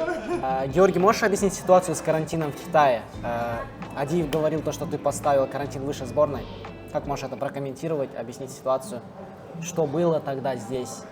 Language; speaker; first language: Russian; native; Russian